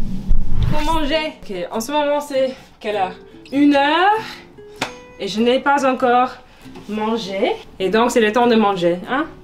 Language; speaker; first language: French; non-native, learner; English